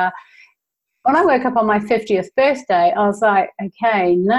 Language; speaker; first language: English; native; English